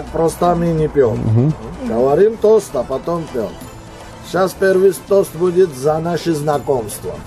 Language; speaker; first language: Russian; non-native, learner; Georgian